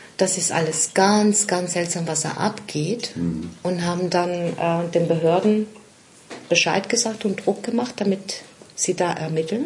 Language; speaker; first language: German; non-native, fluent; Spanish